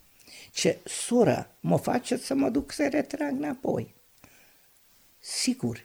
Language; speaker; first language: Romanian; non-native, local second language; Hungarian